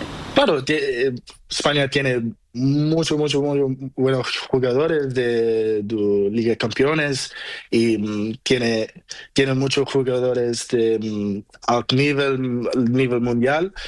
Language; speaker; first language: Spanish; non-native, learner; Portuguese